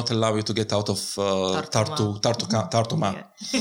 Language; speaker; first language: English; non-native, fluent; Italian